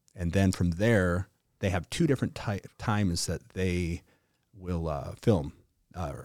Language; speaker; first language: English; native; English